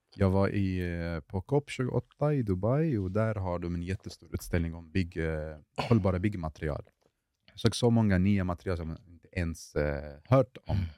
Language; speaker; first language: Swedish; early bilingual, other home language; Arabic